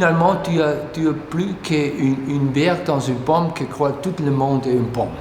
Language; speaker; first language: French; non-native, learner; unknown